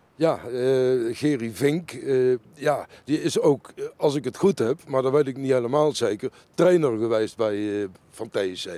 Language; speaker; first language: Dutch; native; Dutch